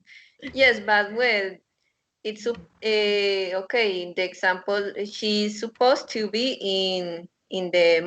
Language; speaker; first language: English; non-native, learner; Spanish